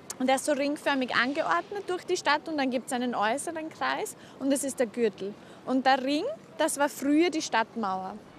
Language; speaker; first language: German; native; German